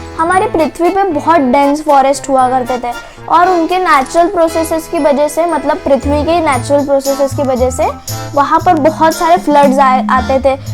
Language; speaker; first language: Hindi; non-native, local second language; Marathi